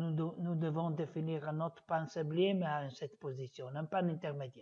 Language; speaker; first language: French; non-native, fluent; Italian